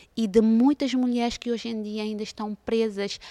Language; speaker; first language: Portuguese; non-native, local second language; Kabuverdianu